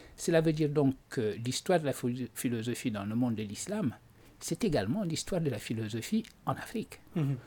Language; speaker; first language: French; non-native, local second language; Wolof